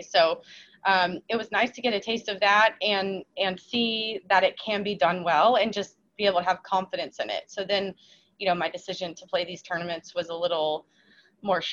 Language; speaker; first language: English; native; English